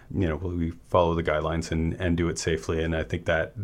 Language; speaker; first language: English; native; English